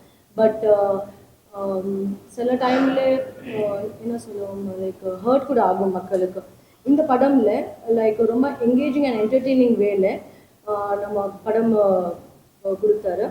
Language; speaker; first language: Tamil; non-native, learner; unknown